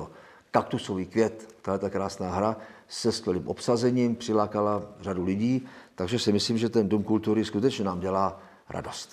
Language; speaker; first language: Czech; native; Czech